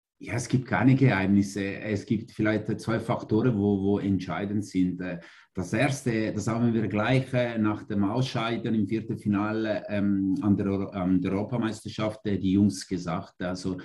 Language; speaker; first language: German; non-native, local second language; Italian